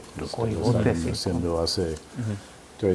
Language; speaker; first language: Spanish; non-native, fluent; English